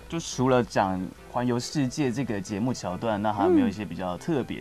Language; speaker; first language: Chinese; native; Chinese